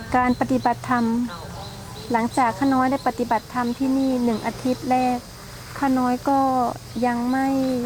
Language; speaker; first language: Thai; native; Thai